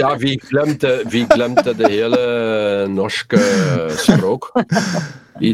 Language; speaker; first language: Norwegian; non-native, learner; Polish